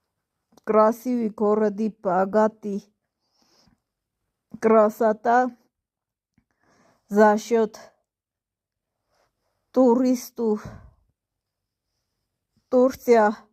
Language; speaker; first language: Russian; non-native, learner; Armenian